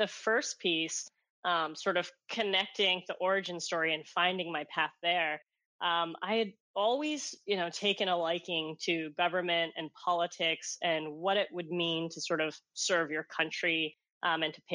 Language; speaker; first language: English; non-native, local second language; Cantonese